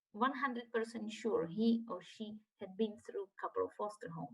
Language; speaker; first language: English; non-native, fluent; Czech